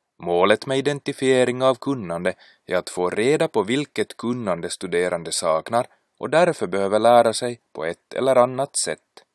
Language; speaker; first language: Swedish; native; Swedish